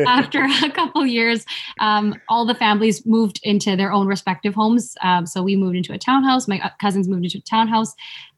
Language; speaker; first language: English; native; English